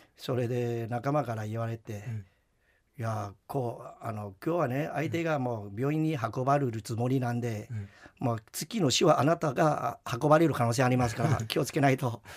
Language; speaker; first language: Japanese; non-native, fluent; Chinese